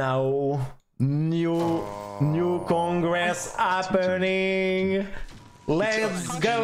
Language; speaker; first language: English; non-native, learner; French